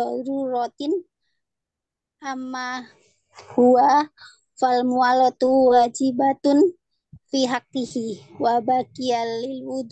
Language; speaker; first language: Arabic; non-native, learner; Indonesian